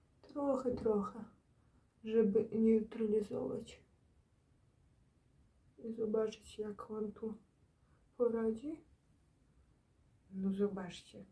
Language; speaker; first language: Polish; non-native, learner; Ukrainian